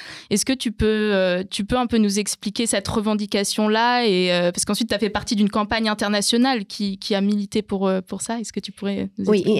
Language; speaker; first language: French; native; French